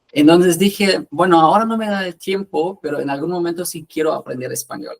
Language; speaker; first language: Spanish; non-native, fluent; German